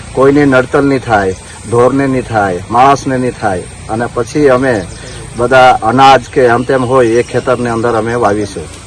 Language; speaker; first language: Gujarati; non-native, local second language; Bhili